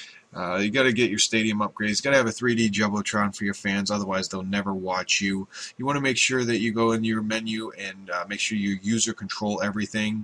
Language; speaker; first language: English; native; English